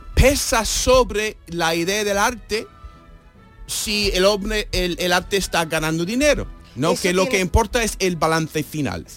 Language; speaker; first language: Spanish; non-native, fluent; English